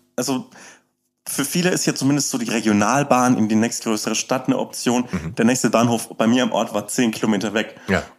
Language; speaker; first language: German; native; German